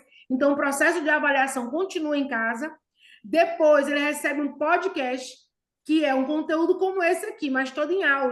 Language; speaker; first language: Portuguese; native; Portuguese